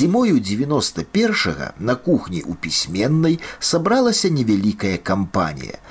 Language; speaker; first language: Belarusian; native; Belarusian